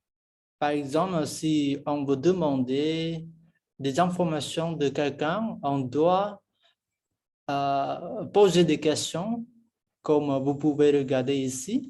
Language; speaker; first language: French; non-native, fluent; Khmer